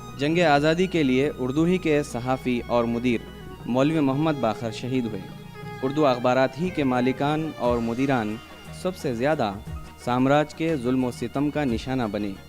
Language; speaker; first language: Urdu; native; Urdu